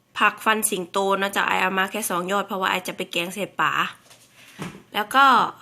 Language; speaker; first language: Thai; native; Thai